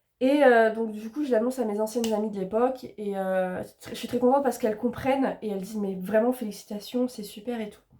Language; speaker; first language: French; native; French